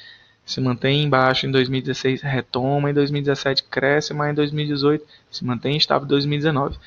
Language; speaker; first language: Portuguese; native; Portuguese